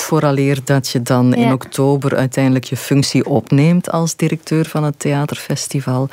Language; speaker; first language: Dutch; native; Dutch